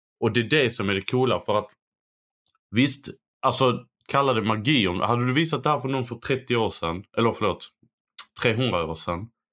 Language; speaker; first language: Swedish; non-native, fluent; Arabic